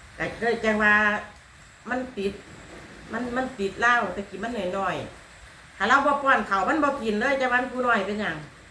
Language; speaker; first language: Thai; native; Thai